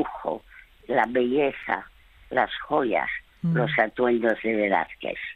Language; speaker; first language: Spanish; early bilingual, other home language; French